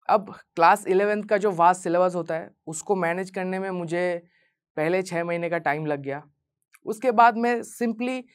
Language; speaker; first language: Hindi; non-native, local second language; Bangla